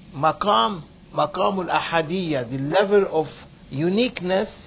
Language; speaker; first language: English; non-native, fluent; Arabic